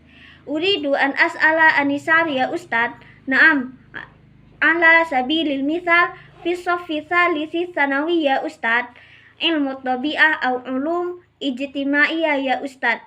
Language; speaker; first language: Arabic; non-native, learner; Indonesian